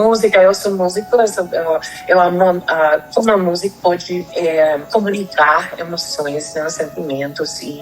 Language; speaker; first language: Portuguese; non-native, fluent; Spanish